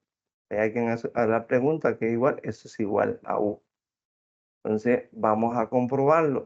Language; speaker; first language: Spanish; native; Spanish